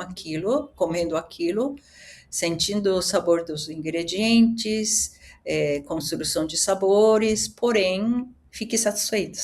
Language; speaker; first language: Portuguese; early bilingual, other home language; Japanese